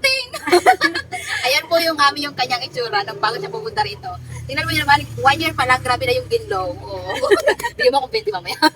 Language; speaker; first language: Filipino; native; Filipino